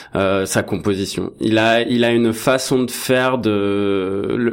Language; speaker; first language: French; native; French